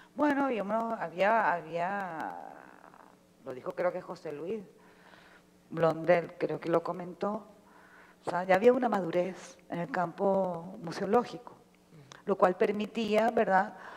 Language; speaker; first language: Spanish; native; Spanish